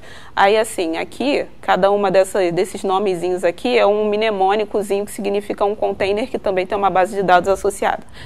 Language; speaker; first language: Portuguese; native; Portuguese